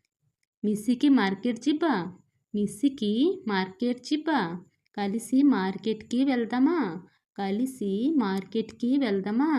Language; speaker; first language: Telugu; non-native, fluent; Odia